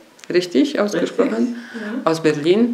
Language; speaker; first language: German; non-native, fluent; Polish